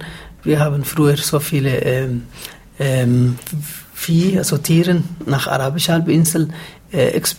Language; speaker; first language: German; non-native, fluent; Somali